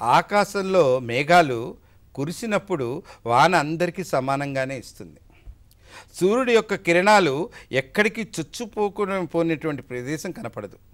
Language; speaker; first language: Telugu; native; Telugu